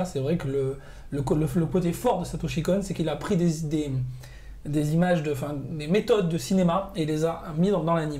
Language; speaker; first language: French; native; French